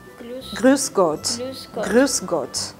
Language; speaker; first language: German; non-native, fluent; Armenian